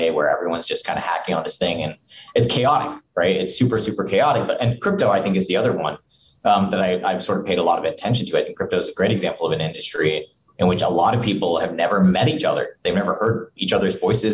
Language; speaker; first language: English; native; English